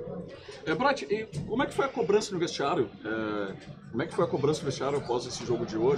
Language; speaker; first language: Portuguese; native; Portuguese